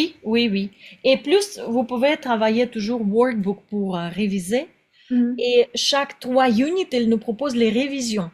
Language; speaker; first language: French; non-native, fluent; Russian